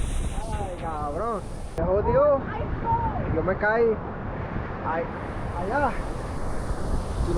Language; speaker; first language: Spanish; non-native, learner; English